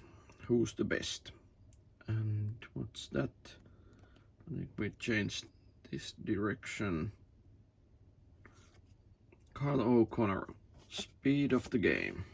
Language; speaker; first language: English; non-native, learner; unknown